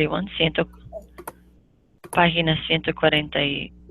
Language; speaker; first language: Spanish; non-native, fluent; English